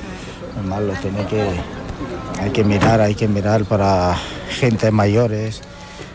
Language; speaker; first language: Spanish; non-native, learner; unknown